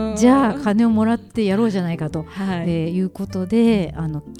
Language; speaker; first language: Japanese; native; Japanese